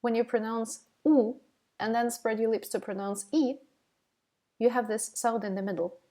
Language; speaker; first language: English; non-native, fluent; Ukrainian